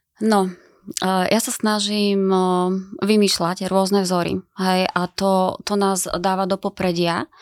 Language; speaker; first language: Slovak; native; Slovak